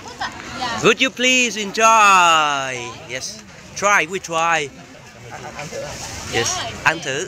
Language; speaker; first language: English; non-native, learner; Vietnamese